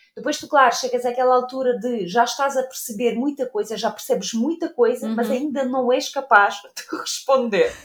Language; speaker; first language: Portuguese; non-native, fluent; Ukrainian